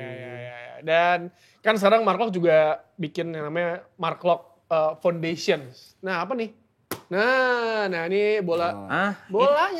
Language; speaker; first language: Indonesian; native; Indonesian